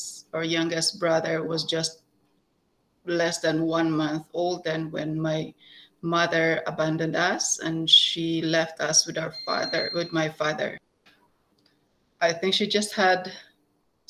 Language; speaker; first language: English; non-native, local second language; Cebuano